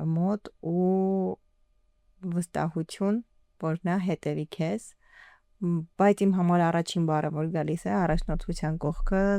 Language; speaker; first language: Armenian; early bilingual, heritage; Armenian